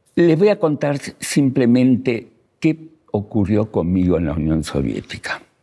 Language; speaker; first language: Spanish; early bilingual, other home language; Russian